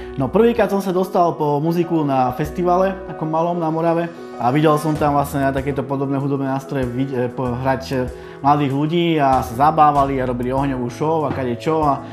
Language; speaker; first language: Slovak; native; Slovak